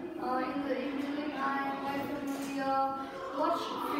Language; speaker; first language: English; non-native, learner; Vietnamese